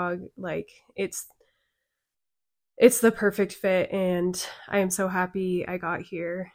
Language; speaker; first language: English; native; English